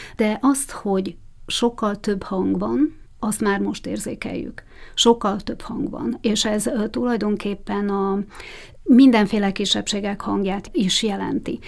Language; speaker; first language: Hungarian; native; Hungarian